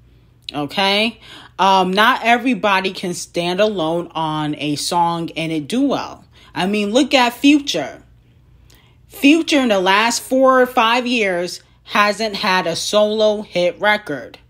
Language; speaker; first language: English; native; English